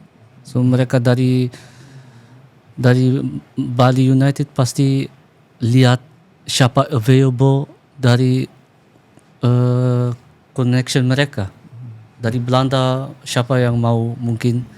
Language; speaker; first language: Indonesian; early bilingual, heritage; Dutch